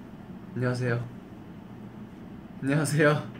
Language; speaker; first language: Korean; non-native, fluent; English